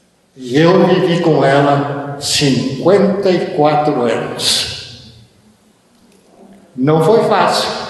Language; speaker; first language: Portuguese; early bilingual, other home language; Japanese